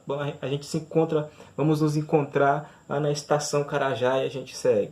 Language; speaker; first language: Portuguese; native; Portuguese